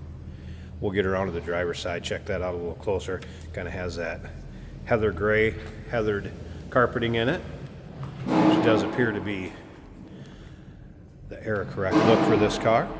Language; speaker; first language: English; native; English